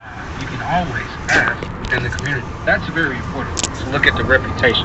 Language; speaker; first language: English; native; English